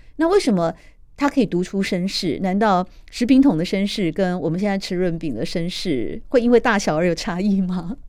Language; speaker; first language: Chinese; native; Chinese